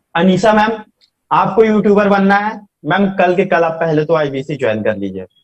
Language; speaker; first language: Hindi; native; Hindi